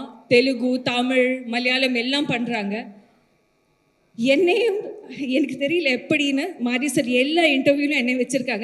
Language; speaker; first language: Tamil; non-native, learner; Malayalam